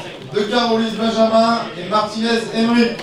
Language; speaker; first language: French; native; French